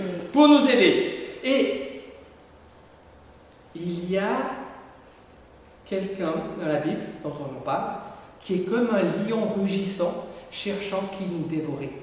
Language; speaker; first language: French; native; French